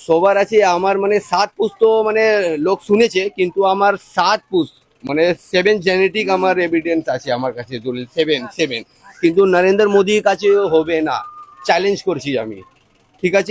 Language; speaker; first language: Bangla; non-native, local second language; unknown